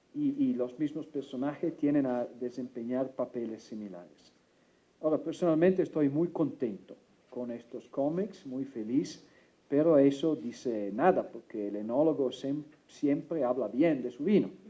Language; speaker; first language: Spanish; non-native, fluent; Italian